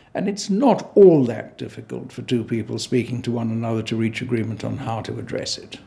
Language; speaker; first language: English; native; English